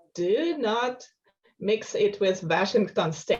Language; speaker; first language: English; non-native, fluent; Ukrainian